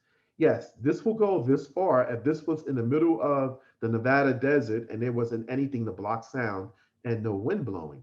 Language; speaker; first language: English; native; English